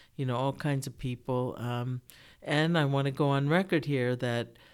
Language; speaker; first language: English; early bilingual, other home language; Japanese